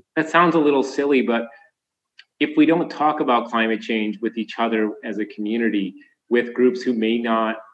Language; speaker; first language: English; native; English